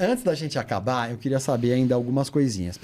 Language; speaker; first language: Portuguese; native; Portuguese